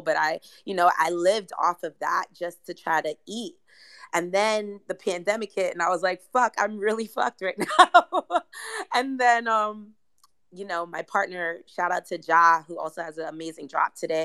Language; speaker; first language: English; native; English